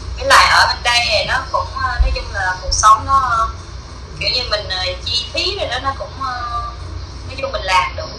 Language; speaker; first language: Vietnamese; native; Vietnamese